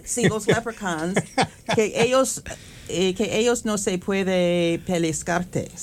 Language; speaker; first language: Spanish; non-native, fluent; English